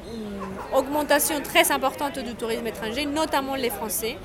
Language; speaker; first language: French; non-native, fluent; Spanish